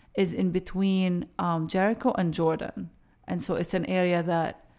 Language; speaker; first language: English; early bilingual, other home language; Arabic